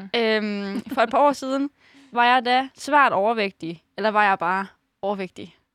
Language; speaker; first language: Danish; native; Danish